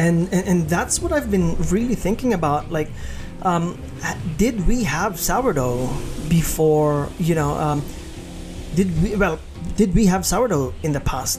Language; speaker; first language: English; non-native, local second language; Hiligaynon